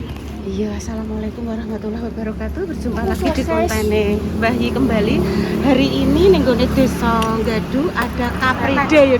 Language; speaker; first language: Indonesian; non-native, local second language; Javanese